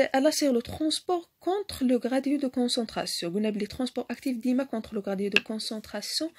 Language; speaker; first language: French; non-native, local second language; Arabic